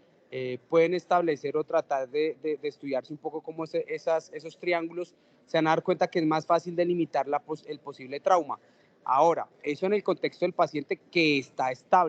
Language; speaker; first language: Spanish; native; Spanish